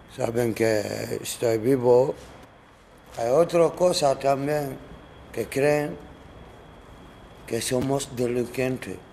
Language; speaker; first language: Spanish; non-native, learner; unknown